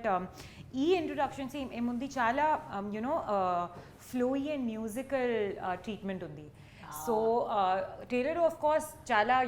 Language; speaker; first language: Telugu; non-native, learner; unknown